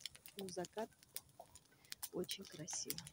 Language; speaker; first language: Russian; non-native, learner; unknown